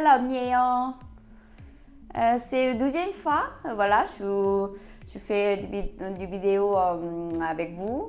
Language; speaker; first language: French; non-native, learner; Korean